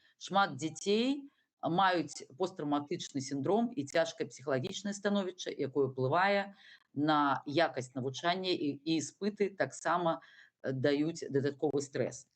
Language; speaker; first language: Belarusian; non-native, local second language; Russian